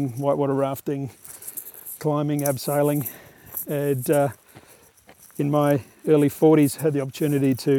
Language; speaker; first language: English; native; English